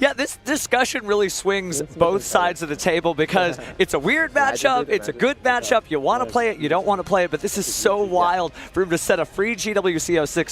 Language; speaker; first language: English; native; English